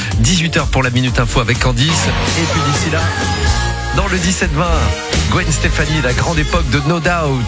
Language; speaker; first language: French; native; French